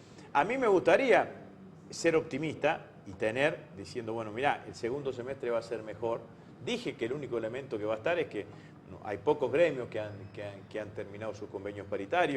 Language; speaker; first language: Spanish; native; Spanish